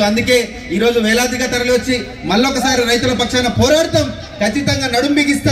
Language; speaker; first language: Telugu; native; Telugu